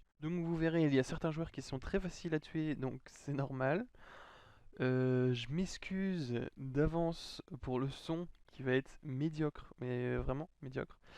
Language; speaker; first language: French; native; French